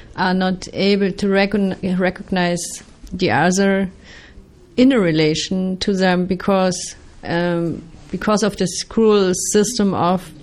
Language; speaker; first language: English; non-native, fluent; German